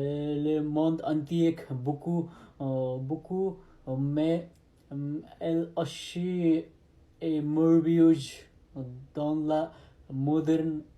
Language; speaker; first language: French; non-native, learner; Nepali